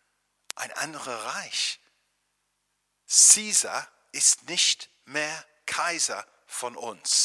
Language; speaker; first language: German; non-native, fluent; English